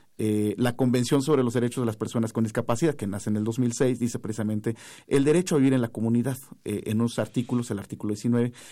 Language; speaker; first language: Spanish; non-native, local second language; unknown